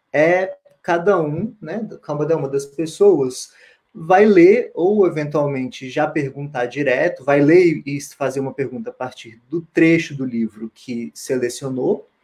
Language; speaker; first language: Portuguese; native; Portuguese